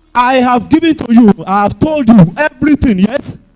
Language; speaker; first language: English; non-native, local second language; Yoruba